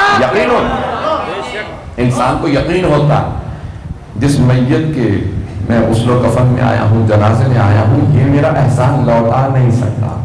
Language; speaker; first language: Urdu; early bilingual, heritage; Urdu